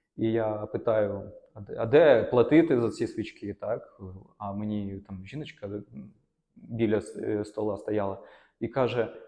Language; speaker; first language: Ukrainian; non-native, local second language; Russian